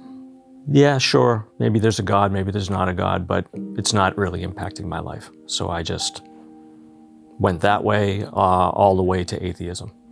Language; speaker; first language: English; native; English